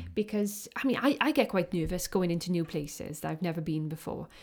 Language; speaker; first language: English; native; English